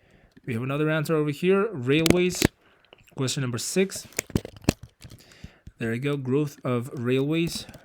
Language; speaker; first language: English; non-native, fluent; Uzbek